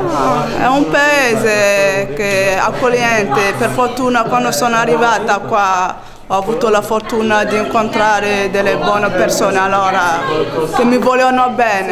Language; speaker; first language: Italian; non-native, fluent; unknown